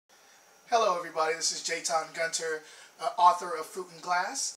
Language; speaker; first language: English; native; English